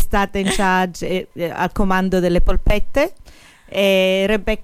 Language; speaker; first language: Italian; early bilingual, heritage; Italian